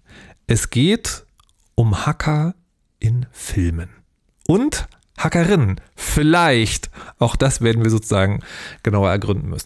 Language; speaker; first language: German; native; German